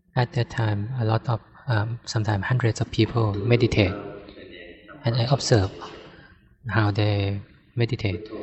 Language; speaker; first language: English; non-native, fluent; Thai